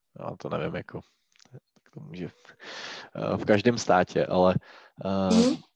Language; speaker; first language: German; non-native, learner; Czech